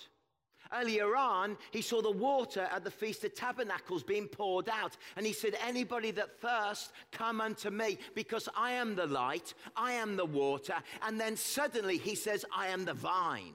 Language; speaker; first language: English; native; English